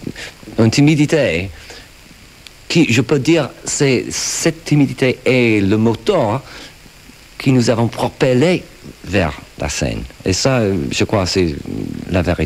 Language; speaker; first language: French; non-native, fluent; English